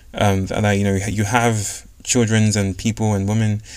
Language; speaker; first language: English; non-native, local second language; Yoruba